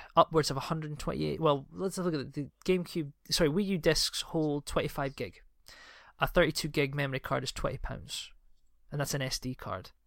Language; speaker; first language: English; native; English